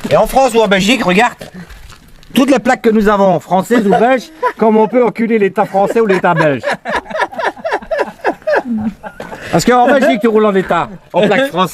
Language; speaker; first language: French; native; French